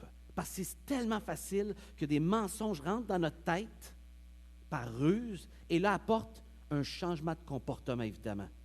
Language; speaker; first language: French; native; French